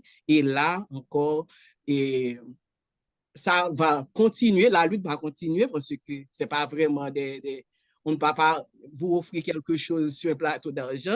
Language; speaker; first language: French; non-native, local second language; Haitian Creole